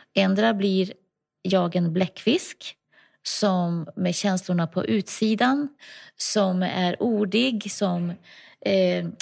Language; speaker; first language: Swedish; native; Swedish